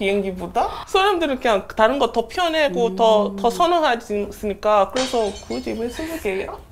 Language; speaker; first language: Korean; non-native, learner; English